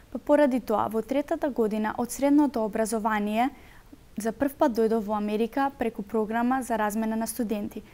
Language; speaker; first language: Macedonian; native; Macedonian